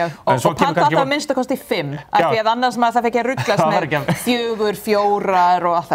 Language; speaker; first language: Icelandic; non-native, fluent; English